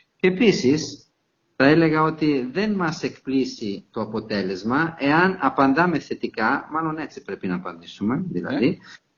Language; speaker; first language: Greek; non-native, fluent; Italian